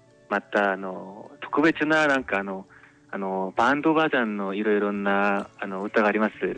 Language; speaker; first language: Japanese; non-native, fluent; Korean